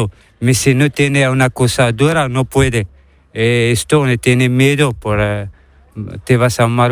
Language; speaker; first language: Spanish; non-native, learner; Arabic